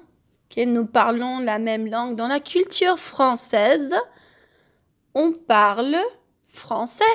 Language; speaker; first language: French; non-native, fluent; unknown